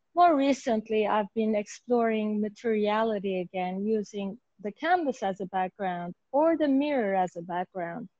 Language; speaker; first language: English; native; English